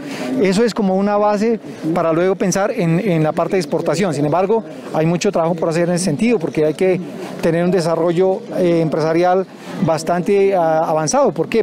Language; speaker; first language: Spanish; native; Spanish